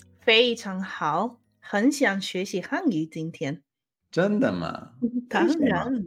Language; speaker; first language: Chinese; non-native, learner; Spanish